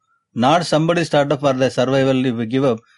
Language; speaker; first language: English; non-native, local second language; Tamil